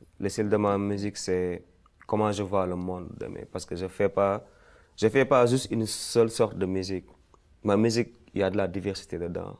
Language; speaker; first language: French; non-native, local second language; Fula